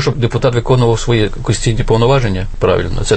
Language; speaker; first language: Ukrainian; native; Ukrainian